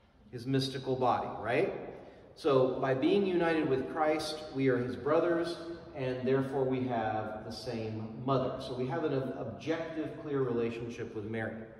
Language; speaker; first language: English; native; English